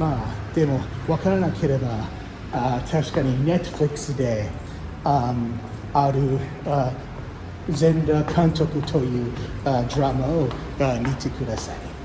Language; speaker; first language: Japanese; non-native, learner; English